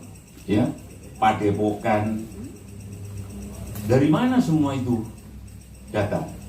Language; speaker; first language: Indonesian; non-native, local second language; Javanese